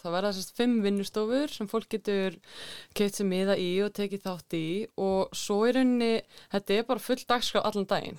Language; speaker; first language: Icelandic; non-native, learner; Swedish